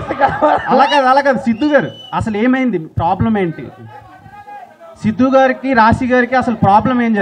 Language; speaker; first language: Telugu; native; Telugu